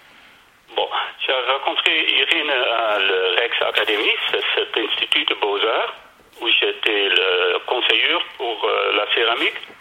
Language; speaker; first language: French; non-native, learner; Dutch